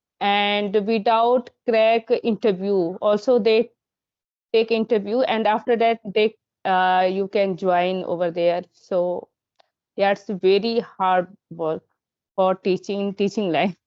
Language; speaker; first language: English; non-native, learner; Hindi